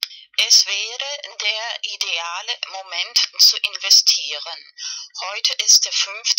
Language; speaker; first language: German; non-native, fluent; Spanish